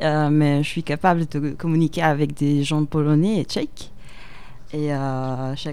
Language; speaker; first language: French; non-native, fluent; Slovak